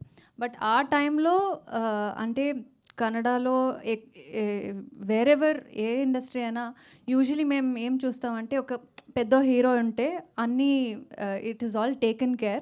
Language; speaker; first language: Telugu; non-native, local second language; Kannada